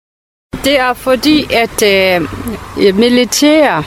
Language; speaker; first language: Danish; non-native, fluent; Burmese